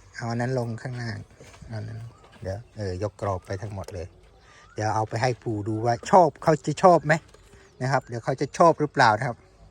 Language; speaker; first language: Thai; native; Thai